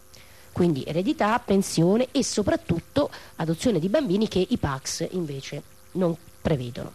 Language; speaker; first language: Italian; native; Italian